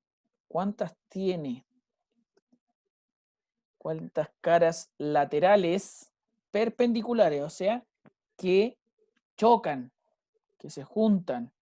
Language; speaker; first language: Spanish; native; Spanish